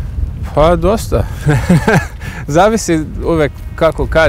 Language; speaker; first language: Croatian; early bilingual, heritage; English